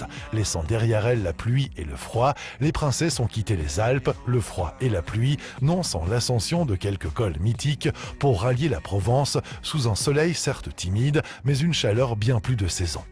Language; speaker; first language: French; native; French